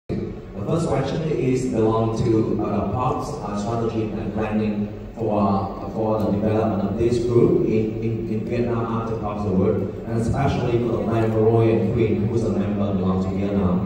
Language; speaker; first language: English; non-native, local second language; Vietnamese